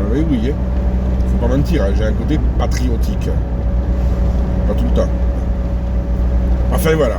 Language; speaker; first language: French; native; French